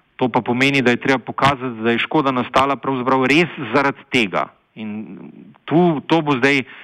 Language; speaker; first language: Slovenian; native; Slovenian